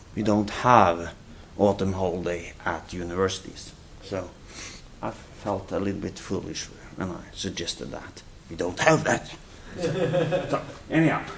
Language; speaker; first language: English; non-native, fluent; Norwegian